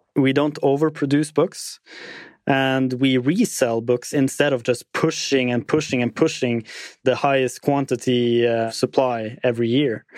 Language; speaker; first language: English; non-native, fluent; Norwegian